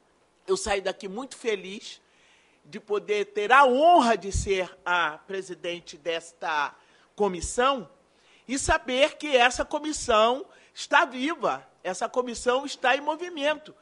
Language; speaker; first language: Portuguese; native; Portuguese